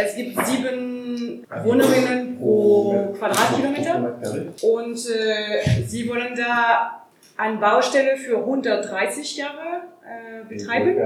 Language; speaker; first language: German; non-native, learner; French